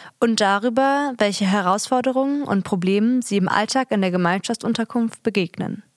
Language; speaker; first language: German; native; German